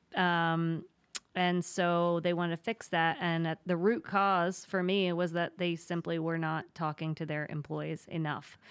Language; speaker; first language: English; native; English